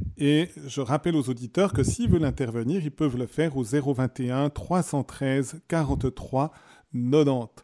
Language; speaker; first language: French; native; French